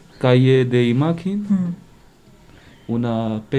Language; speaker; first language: Spanish; non-native, learner; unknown